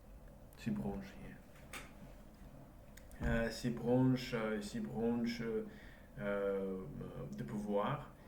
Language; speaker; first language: French; non-native, learner; Russian